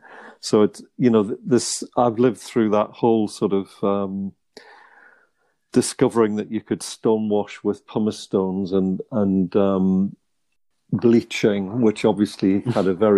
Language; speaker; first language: English; native; English